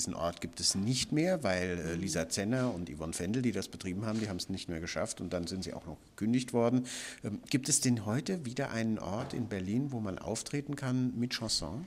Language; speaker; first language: German; native; German